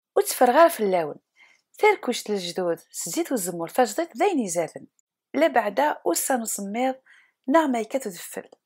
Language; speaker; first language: Arabic; non-native, local second language; Kabyle